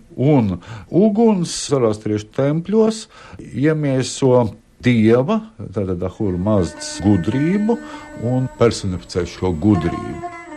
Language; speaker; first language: Latvian; native; Latvian